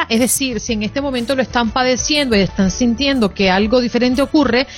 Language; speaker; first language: Spanish; native; Spanish